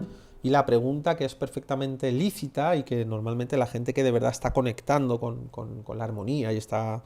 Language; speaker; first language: Spanish; native; Spanish